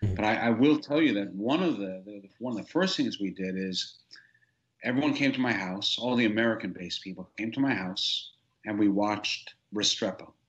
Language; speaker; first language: English; native; English